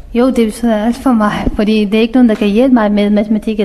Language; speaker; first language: Danish; non-native, fluent; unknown